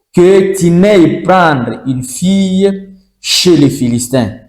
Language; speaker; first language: French; non-native, local second language; Swahili